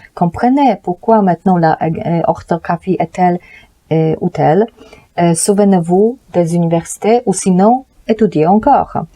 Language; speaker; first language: French; non-native, fluent; Polish